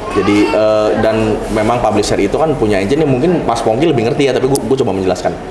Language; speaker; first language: Indonesian; native; Indonesian